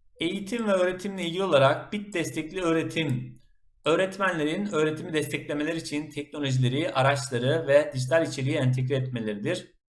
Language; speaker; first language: Turkish; native; Turkish